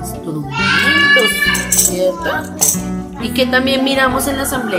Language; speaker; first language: Spanish; native; Spanish